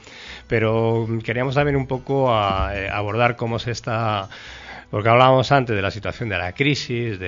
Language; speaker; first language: Spanish; native; Spanish